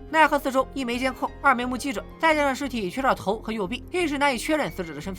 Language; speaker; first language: Chinese; native; Chinese